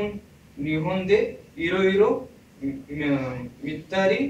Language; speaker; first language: Japanese; non-native, learner; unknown